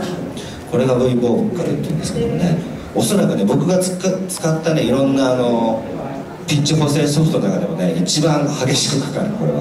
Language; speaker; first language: Japanese; native; Japanese